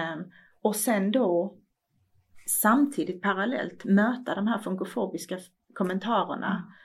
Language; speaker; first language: Swedish; early bilingual, other home language; Persian